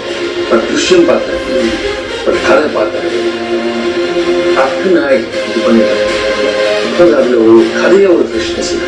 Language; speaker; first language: Tamil; non-native, learner; Telugu